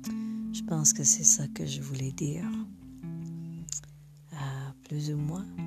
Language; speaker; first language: French; non-native, fluent; English